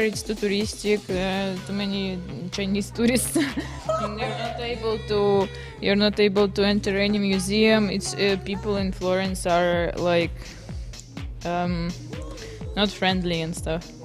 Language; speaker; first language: English; non-native, fluent; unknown